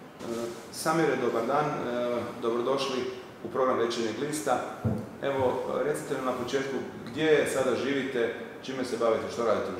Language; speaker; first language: Serbian; native; Serbian